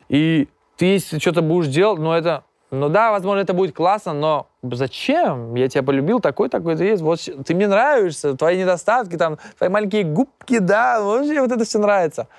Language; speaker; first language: Russian; non-native, local second language; Tatar